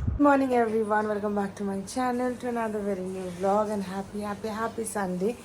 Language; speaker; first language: English; non-native, local second language; Bangla